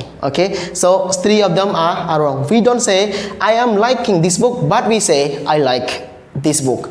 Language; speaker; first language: English; non-native, learner; Khmer